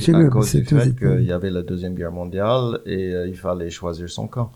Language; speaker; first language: French; non-native, fluent; English